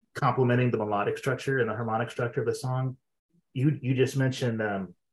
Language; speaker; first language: English; native; English